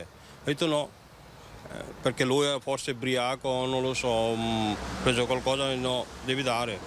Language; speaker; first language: Italian; non-native, learner; Bangla